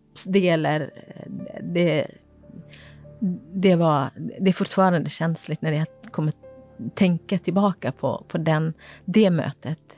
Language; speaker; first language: Swedish; non-native, fluent; Kurdish